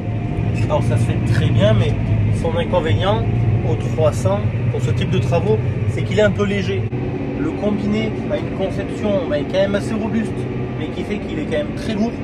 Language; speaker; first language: French; native; French